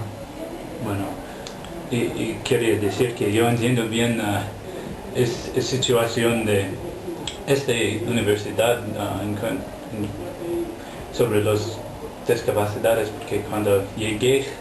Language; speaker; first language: Spanish; non-native, fluent; English